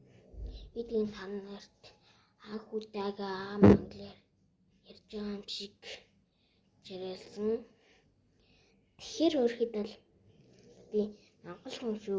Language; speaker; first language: Mongolian; early bilingual, heritage; Mongolian